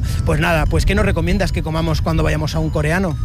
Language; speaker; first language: Spanish; native; Spanish